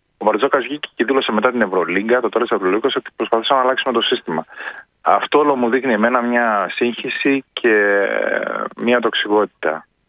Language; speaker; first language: Greek; native; Greek